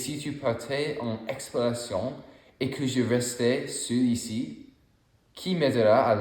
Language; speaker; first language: French; non-native, learner; English